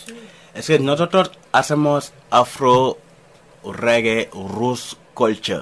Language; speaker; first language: Spanish; non-native, learner; Wolof